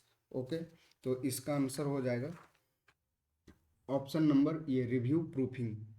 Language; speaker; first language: Hindi; native; Hindi